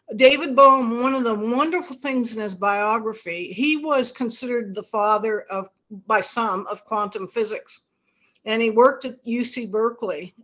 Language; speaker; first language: English; native; English